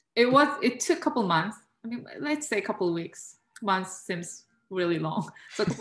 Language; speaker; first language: English; non-native, fluent; Korean